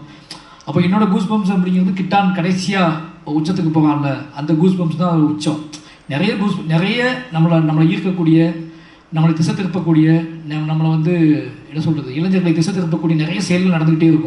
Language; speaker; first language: Tamil; native; Tamil